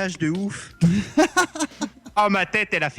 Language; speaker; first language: French; native; French